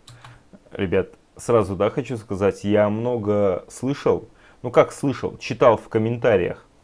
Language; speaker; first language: Russian; native; Russian